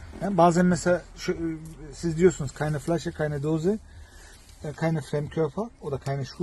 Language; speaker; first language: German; non-native, fluent; Turkish